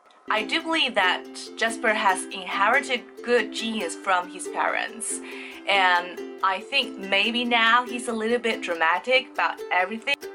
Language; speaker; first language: English; non-native, fluent; Chinese